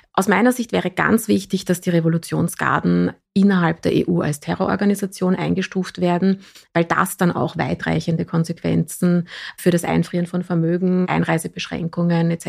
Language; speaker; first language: German; early bilingual, other home language; Persian